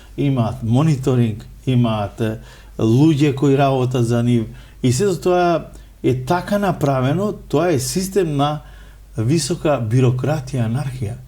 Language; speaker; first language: Macedonian; non-native, local second language; Romany